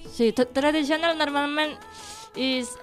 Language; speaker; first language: Catalan; non-native, learner; Indonesian